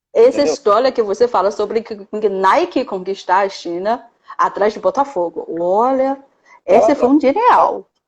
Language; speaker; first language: Portuguese; non-native, fluent; Chinese